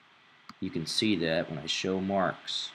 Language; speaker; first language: English; native; English